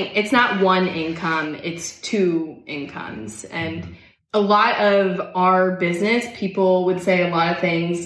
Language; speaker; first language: English; native; English